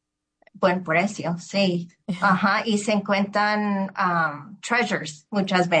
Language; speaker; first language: Spanish; early bilingual, heritage; Spanish